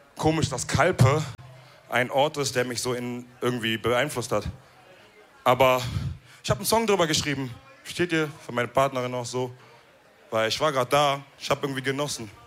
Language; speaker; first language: German; early bilingual, other home language; Wolof